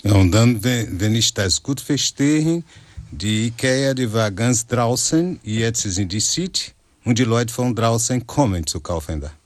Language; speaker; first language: German; non-native, learner; Portuguese